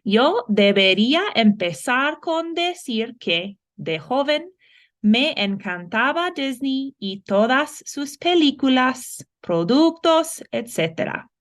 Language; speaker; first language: Spanish; non-native, fluent; English